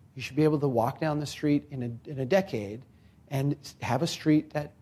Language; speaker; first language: English; native; English